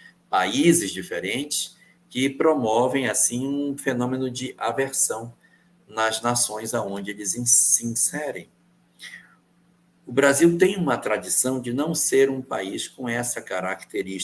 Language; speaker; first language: Portuguese; native; Portuguese